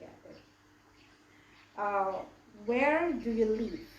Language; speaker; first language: English; non-native, learner; Indonesian